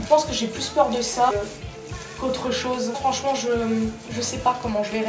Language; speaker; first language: French; native; French